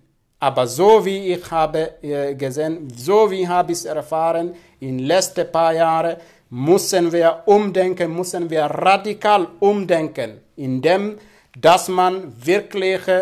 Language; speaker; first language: German; non-native, fluent; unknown